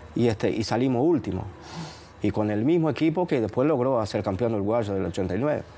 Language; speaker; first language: Spanish; native; Spanish